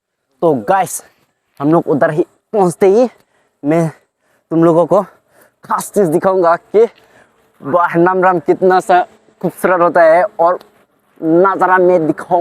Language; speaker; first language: Hindi; non-native, local second language; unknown